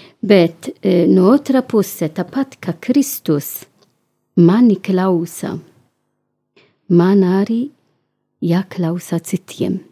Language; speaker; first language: Latvian; non-native, learner; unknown